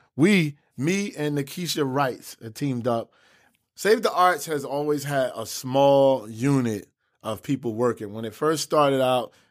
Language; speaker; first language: English; native; English